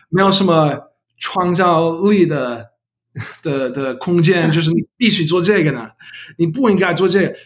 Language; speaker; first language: Chinese; non-native, learner; English